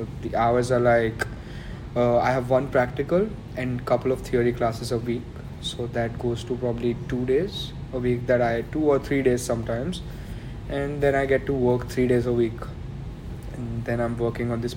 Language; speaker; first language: English; non-native, local second language; Gujarati